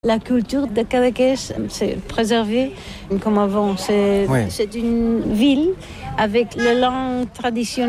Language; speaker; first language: French; non-native, learner; Catalan